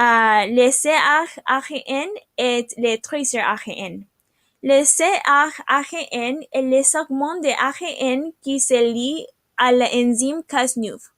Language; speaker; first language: French; non-native, learner; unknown